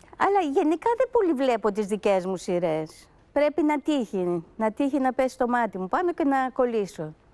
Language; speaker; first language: Greek; early bilingual, heritage; Greek